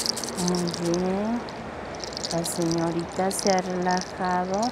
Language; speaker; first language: Spanish; native; Spanish